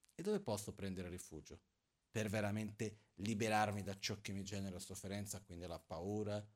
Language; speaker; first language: Italian; non-native, fluent; Portuguese